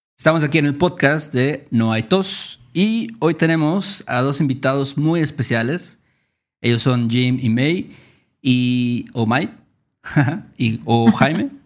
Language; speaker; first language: Spanish; native; Spanish